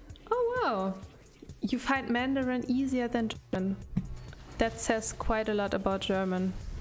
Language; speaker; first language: English; non-native, fluent; German